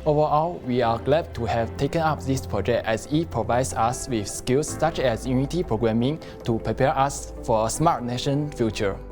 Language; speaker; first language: English; non-native, local second language; Chinese